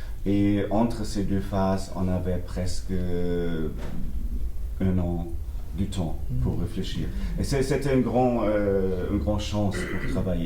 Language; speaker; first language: French; non-native, learner; German